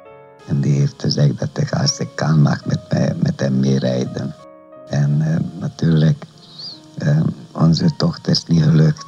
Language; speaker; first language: Dutch; non-native, fluent; Hungarian